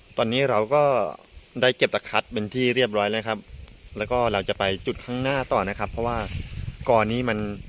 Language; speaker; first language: Thai; non-native, local second language; S'gaw Karen